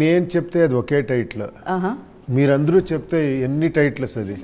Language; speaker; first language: Telugu; non-native, local second language; Kannada